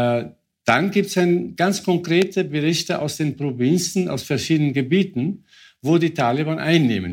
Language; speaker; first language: German; non-native, fluent; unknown